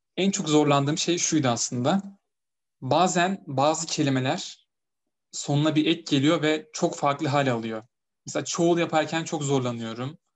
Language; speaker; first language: Turkish; native; Turkish